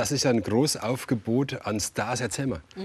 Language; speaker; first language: German; native; German